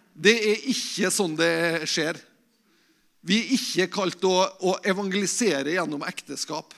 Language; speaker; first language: Norwegian; native; Norwegian